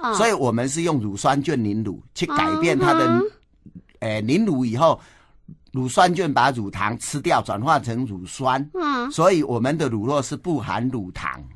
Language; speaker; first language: Chinese; native; Chinese